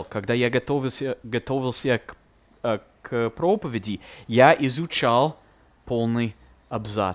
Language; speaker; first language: Russian; non-native, fluent; English